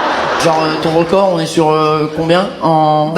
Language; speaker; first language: French; native; French